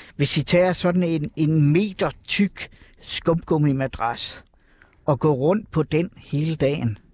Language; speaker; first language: Danish; native; Danish